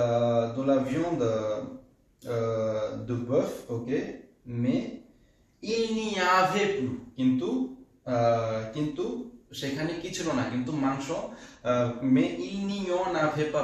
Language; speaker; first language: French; non-native, fluent; Bangla